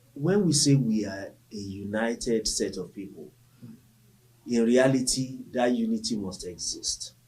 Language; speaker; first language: English; non-native, local second language; Yoruba